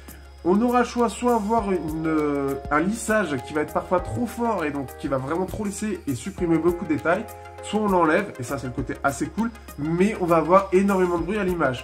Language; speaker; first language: French; native; French